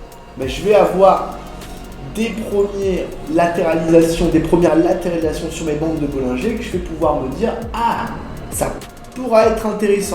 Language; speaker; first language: French; native; French